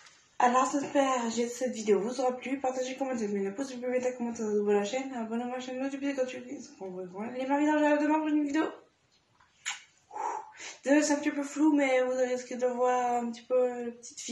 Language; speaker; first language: French; native; French